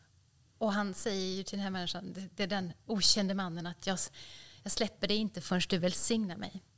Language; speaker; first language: Swedish; native; Swedish